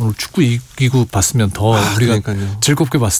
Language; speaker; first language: Korean; native; Korean